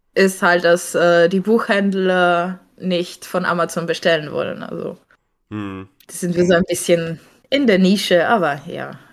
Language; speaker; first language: German; non-native, fluent; Czech